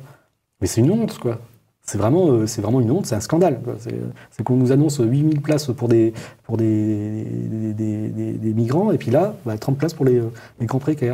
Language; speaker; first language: French; native; French